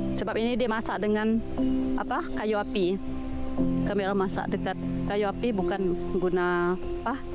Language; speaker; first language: Malay; non-native, local second language; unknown